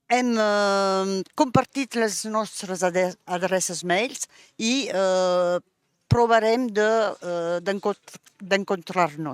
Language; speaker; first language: Catalan; non-native, local second language; French